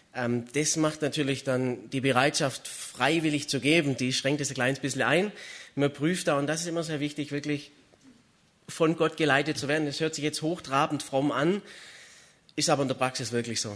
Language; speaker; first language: German; native; German